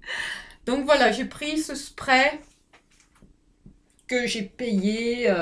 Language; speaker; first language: French; native; French